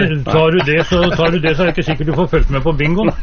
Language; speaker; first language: Norwegian; native; Norwegian